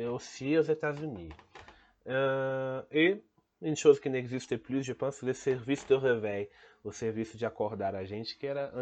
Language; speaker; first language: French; non-native, fluent; Portuguese